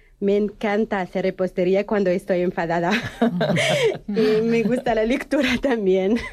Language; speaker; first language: Spanish; non-native, learner; Arabic